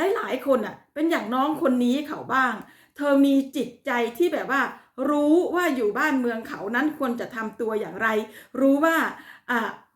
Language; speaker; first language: Thai; native; Thai